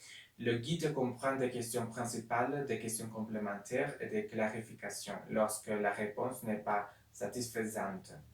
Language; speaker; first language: French; non-native, learner; Spanish